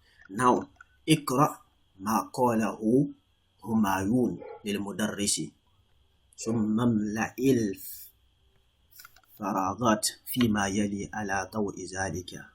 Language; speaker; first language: Arabic; non-native, fluent; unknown